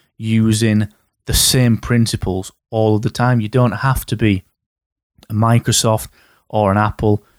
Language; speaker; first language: English; native; English